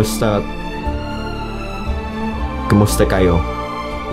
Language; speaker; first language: Filipino; non-native, learner; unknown